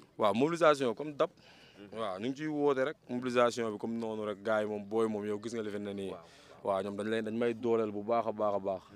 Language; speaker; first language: Wolof; non-native, local second language; Fula